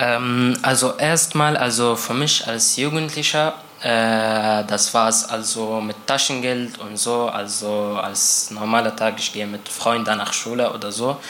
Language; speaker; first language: German; non-native, learner; Arabic